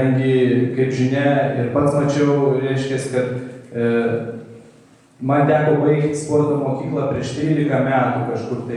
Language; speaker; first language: Lithuanian; native; Lithuanian